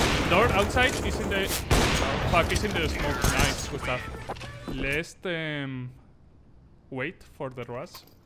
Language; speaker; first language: English; non-native, fluent; Spanish